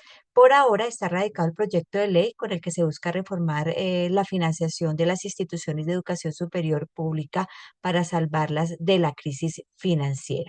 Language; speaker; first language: Spanish; native; Spanish